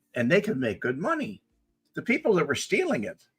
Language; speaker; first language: English; native; English